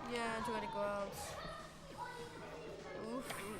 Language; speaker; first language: Welsh; non-native, local second language; English